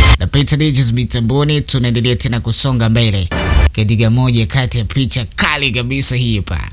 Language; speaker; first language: Swahili; native; Swahili